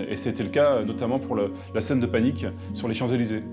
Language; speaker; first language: French; native; French